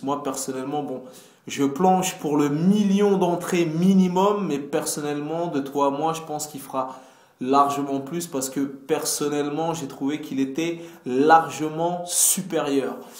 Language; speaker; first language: French; native; French